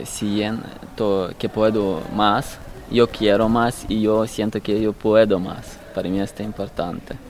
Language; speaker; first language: Spanish; non-native, learner; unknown